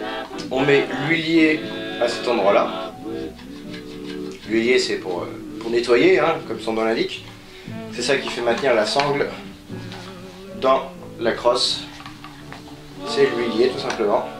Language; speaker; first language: French; native; French